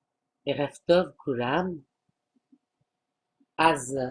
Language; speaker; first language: Hebrew; non-native, learner; French